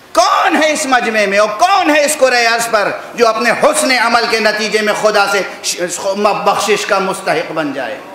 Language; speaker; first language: Urdu; native; Urdu